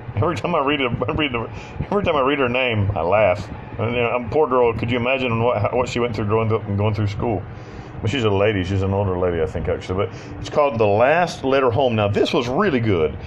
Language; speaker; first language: English; native; English